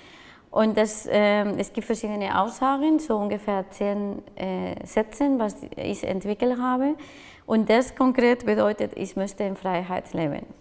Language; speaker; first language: German; non-native, fluent; Spanish